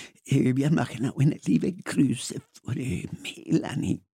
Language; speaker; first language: German; non-native, learner; Spanish